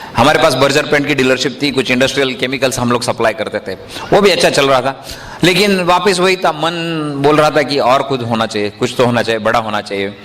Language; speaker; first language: Hindi; non-native, local second language; Marathi